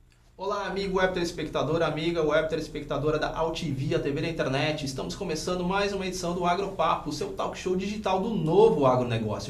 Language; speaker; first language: Portuguese; native; Portuguese